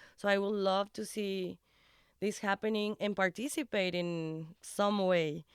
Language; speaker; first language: English; non-native, fluent; Spanish